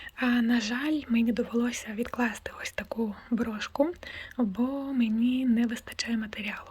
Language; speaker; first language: Ukrainian; non-native, local second language; Russian